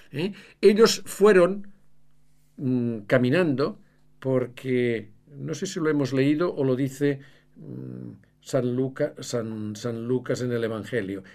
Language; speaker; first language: Spanish; native; Spanish